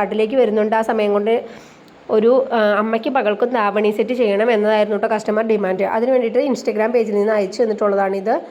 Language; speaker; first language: Malayalam; native; Malayalam